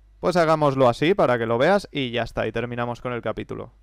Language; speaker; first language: Spanish; native; Spanish